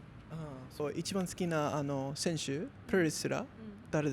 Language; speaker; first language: Japanese; non-native, learner; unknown